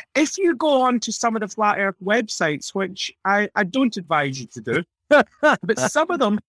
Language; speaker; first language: English; native; English